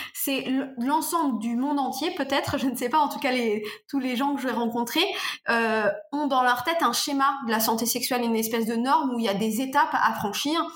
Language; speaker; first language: French; native; French